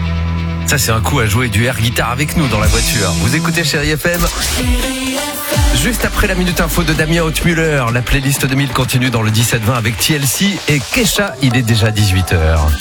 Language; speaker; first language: French; native; French